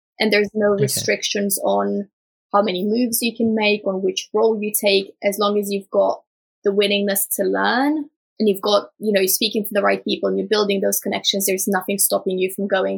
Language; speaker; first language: English; early bilingual, other home language; Romanian